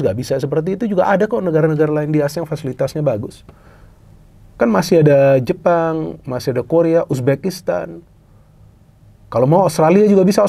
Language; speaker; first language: Indonesian; native; Indonesian